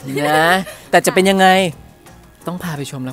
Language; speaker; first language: Thai; native; Thai